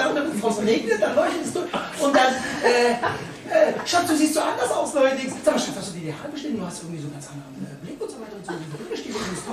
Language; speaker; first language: German; native; German